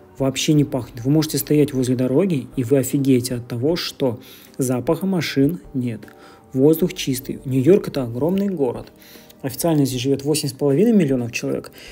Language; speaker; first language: Russian; native; Russian